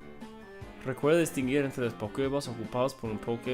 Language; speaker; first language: Spanish; non-native, fluent; English